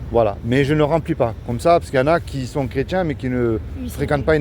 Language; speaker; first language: French; native; French